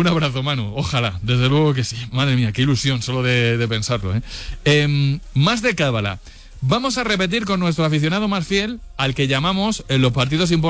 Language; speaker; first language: Spanish; native; Spanish